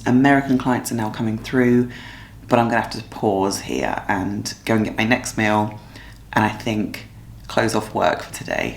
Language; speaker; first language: English; native; English